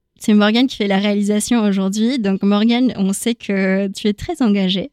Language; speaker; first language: French; non-native, fluent; Spanish